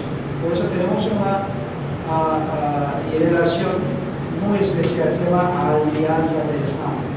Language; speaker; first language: Spanish; non-native, learner; Korean